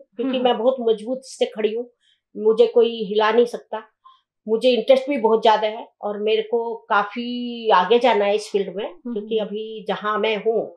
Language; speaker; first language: Hindi; native; Hindi